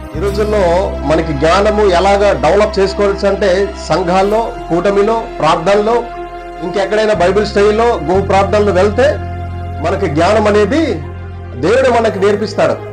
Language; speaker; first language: Telugu; non-native, local second language; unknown